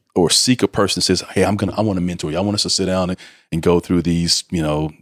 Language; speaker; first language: English; native; English